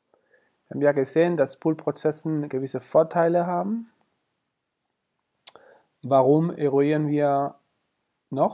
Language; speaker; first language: German; non-native, fluent; Spanish